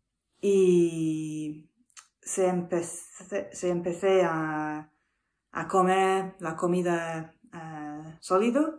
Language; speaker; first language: Spanish; non-native, learner; English